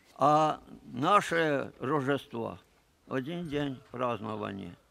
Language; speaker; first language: Russian; non-native, local second language; Ukrainian